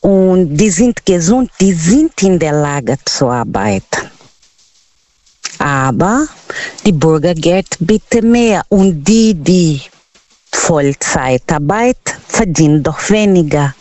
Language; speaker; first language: German; non-native, learner; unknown